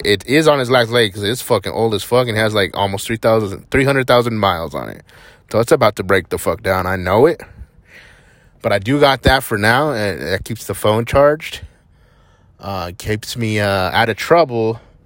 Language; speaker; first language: English; early bilingual, other home language; Spanish